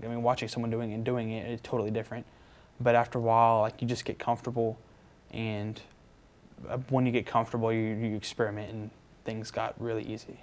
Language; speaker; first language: English; native; English